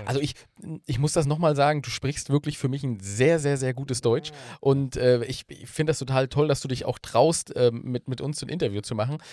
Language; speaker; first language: German; native; German